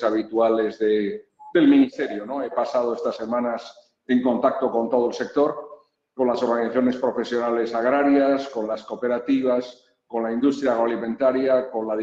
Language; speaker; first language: Spanish; native; Spanish